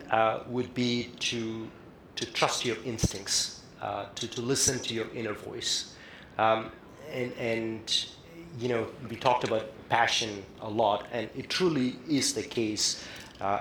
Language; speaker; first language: English; non-native, local second language; Tamil